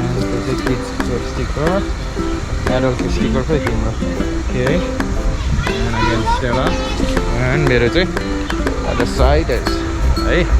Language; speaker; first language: English; non-native, fluent; Nepali